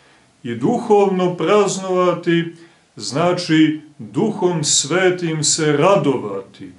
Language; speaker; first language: Serbian; native; Serbian